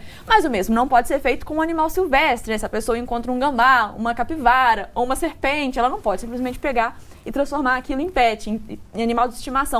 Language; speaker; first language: Portuguese; native; Portuguese